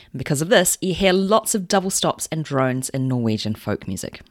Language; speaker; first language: English; native; English